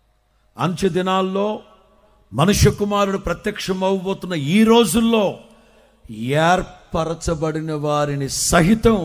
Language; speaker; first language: Telugu; native; Telugu